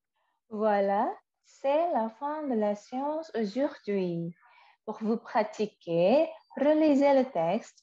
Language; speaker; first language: French; non-native, fluent; Indonesian